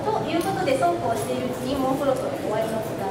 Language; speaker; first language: Japanese; native; Japanese